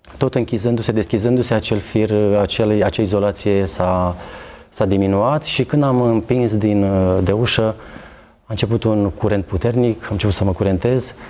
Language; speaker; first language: Romanian; native; Romanian